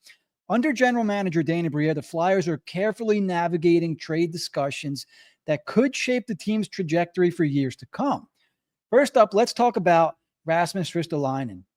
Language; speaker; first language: English; native; English